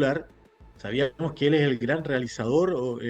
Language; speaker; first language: Spanish; native; Spanish